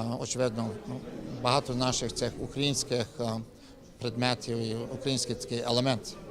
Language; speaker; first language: Ukrainian; early bilingual, heritage; Ukrainian